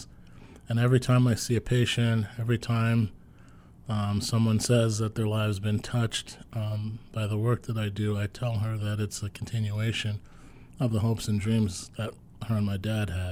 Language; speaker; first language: English; native; English